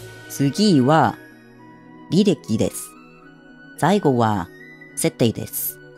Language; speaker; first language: Japanese; non-native, learner; Spanish